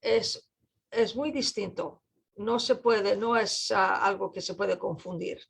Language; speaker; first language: Spanish; non-native, fluent; English